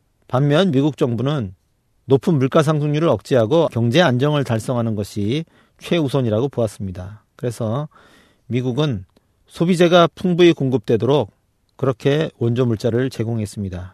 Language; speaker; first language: Korean; native; Korean